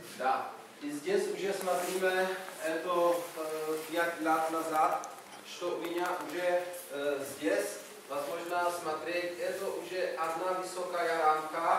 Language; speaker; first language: Russian; non-native, learner; Czech